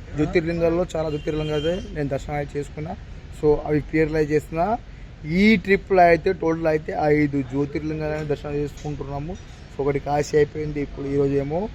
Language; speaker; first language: Telugu; native; Telugu